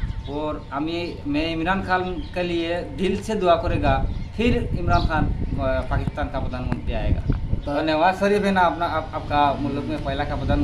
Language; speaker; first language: Hindi; non-native, learner; Bangla